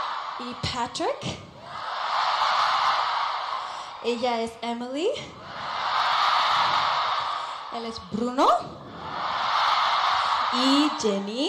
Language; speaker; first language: Spanish; non-native, learner; English